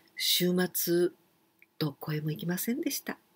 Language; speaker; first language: Japanese; native; Japanese